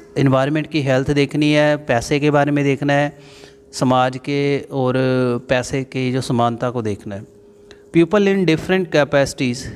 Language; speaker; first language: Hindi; non-native, local second language; Punjabi